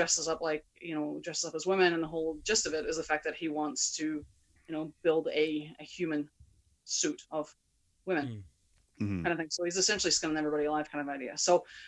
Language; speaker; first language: English; native; English